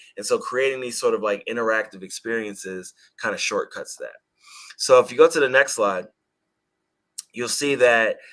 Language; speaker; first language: English; native; English